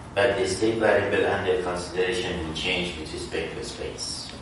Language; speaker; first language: English; non-native, fluent; Persian